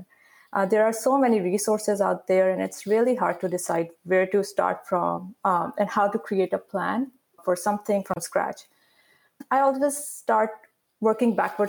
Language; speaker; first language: English; non-native, local second language; Urdu